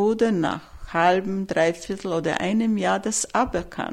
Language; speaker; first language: German; non-native, fluent; Serbian